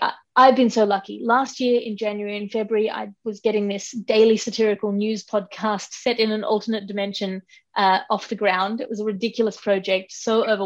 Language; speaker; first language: English; native; English